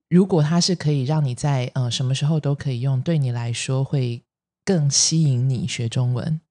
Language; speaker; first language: Chinese; native; Chinese